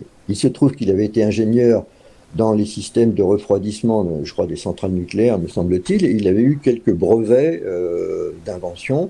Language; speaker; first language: French; native; French